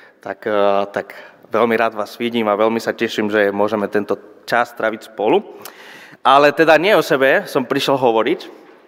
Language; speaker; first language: Slovak; non-native, fluent; Spanish